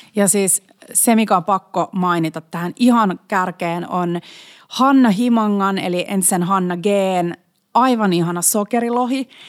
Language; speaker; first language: Finnish; non-native, local second language; Swedish